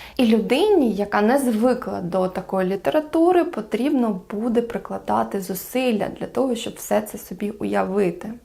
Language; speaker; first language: Ukrainian; non-native, local second language; Russian